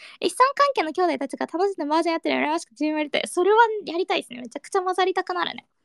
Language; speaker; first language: Japanese; early bilingual, heritage; Japanese